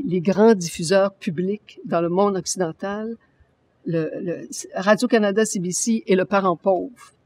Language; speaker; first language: French; native; French